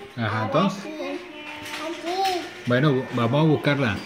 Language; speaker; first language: Spanish; native; Spanish